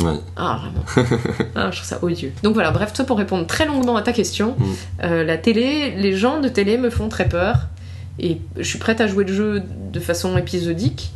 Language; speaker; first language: French; native; French